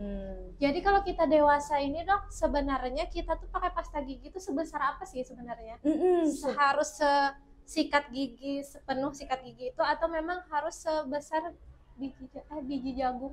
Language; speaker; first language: Indonesian; native; Indonesian